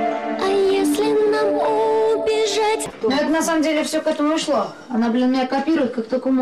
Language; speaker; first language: Russian; native; Russian